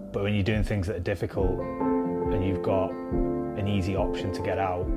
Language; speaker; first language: English; native; English